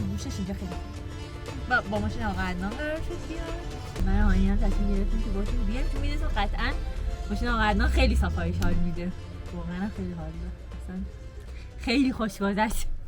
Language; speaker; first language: Persian; native; Persian